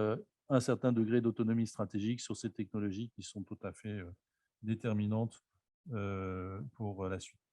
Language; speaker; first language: French; native; French